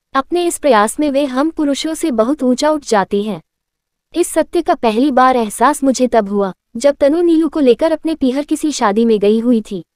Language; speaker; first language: Hindi; native; Hindi